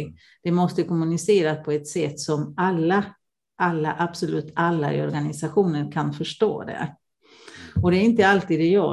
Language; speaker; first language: Swedish; non-native, fluent; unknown